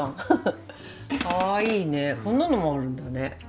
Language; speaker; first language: French; non-native, learner; Japanese